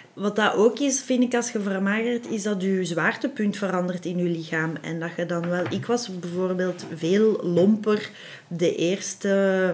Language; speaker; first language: Dutch; native; Dutch